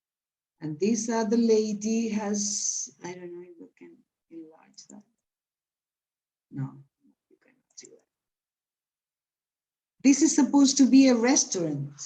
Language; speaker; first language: English; non-native, fluent; Spanish